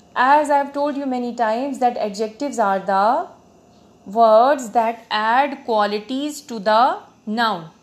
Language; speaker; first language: English; non-native, local second language; Urdu